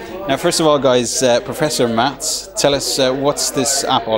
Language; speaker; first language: English; native; English